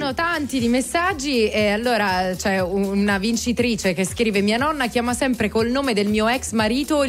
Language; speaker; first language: Italian; native; Italian